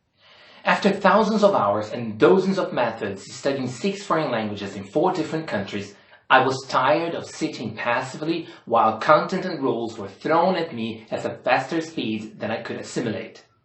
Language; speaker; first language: English; non-native, fluent; Portuguese